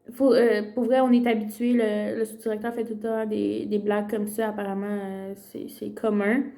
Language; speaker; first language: French; early bilingual, other home language; Spanish